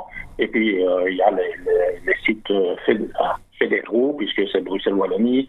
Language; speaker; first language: French; native; French